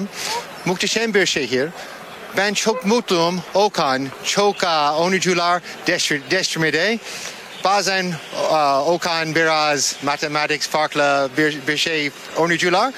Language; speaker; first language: Turkish; non-native, learner; English